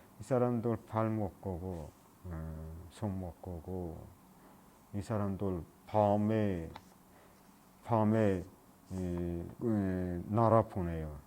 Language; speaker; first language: Korean; non-native, learner; Persian